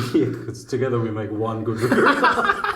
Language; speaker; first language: English; native; English